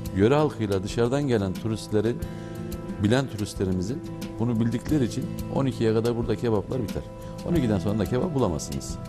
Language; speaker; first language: Turkish; native; Turkish